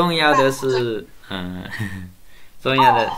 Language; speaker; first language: Chinese; native; Chinese